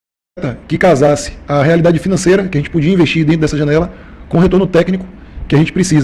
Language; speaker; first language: Portuguese; native; Portuguese